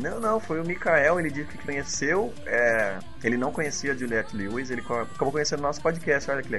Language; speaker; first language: Portuguese; native; Portuguese